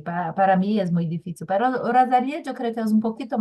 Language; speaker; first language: Spanish; non-native, learner; Portuguese